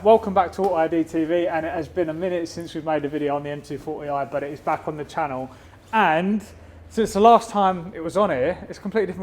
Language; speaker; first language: English; native; English